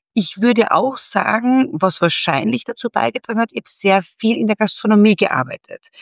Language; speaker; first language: German; native; German